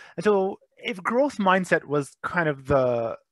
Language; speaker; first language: English; native; English